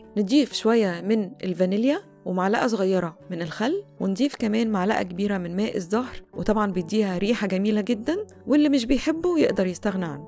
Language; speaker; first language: Arabic; native; Arabic